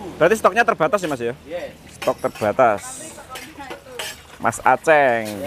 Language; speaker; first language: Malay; non-native, local second language; Javanese